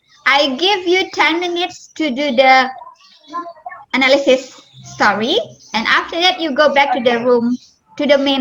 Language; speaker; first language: English; non-native, fluent; Indonesian